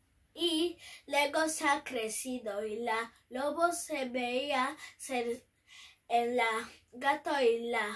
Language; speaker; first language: Spanish; non-native, local second language; Bini